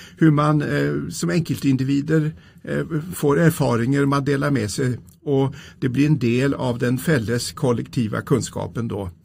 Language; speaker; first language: Swedish; native; Swedish